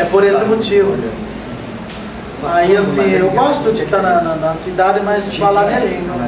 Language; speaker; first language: Portuguese; non-native, local second language; Guarani